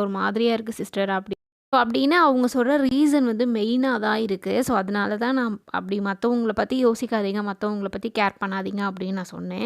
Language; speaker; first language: Tamil; native; Tamil